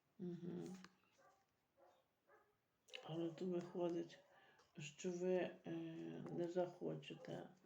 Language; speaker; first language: Ukrainian; native; Ukrainian